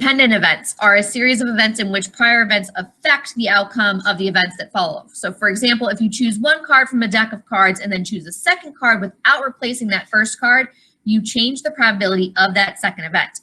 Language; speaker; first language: English; native; English